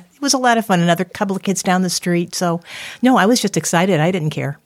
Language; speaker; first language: English; native; English